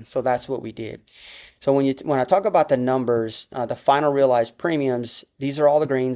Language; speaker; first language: English; native; English